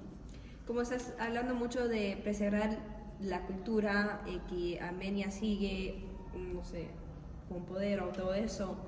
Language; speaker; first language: Spanish; non-native, learner; English